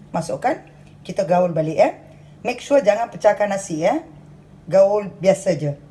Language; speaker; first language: Malay; non-native, local second language; Tamil